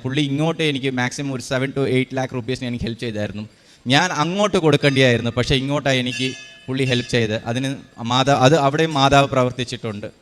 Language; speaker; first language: Malayalam; early bilingual, heritage; Malayalam